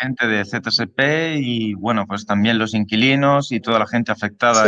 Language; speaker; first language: Spanish; native; Spanish